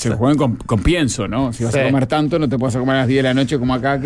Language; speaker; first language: Spanish; native; Spanish